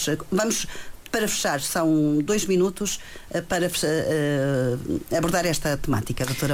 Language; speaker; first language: Portuguese; native; Portuguese